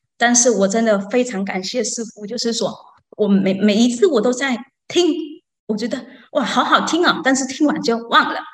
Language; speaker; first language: Chinese; non-native, learner; Vietnamese